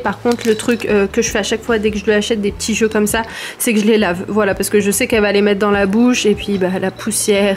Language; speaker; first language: French; native; French